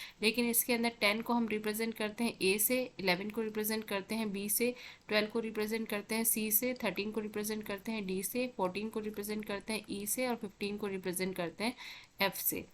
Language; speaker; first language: Hindi; native; Hindi